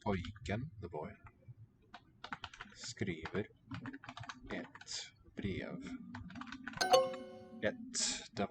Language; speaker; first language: Swedish; non-native, learner; English